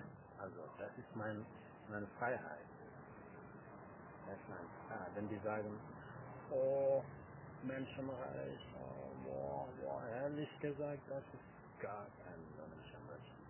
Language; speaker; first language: German; non-native, learner; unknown